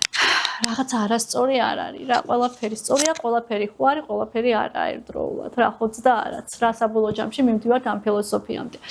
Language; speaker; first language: Georgian; native; Georgian